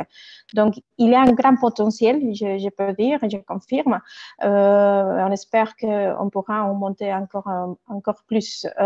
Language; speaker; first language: French; non-native, fluent; Spanish